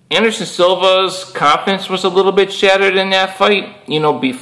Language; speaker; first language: English; native; English